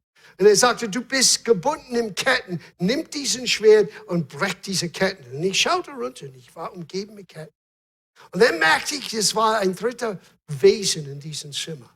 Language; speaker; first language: German; non-native, fluent; English